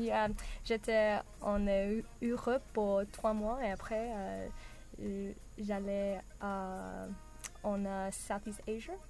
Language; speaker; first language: French; non-native, learner; English